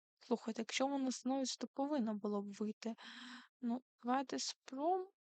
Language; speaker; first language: Ukrainian; non-native, local second language; Russian